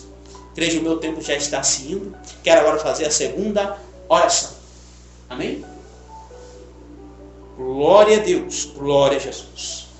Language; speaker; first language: Portuguese; native; Portuguese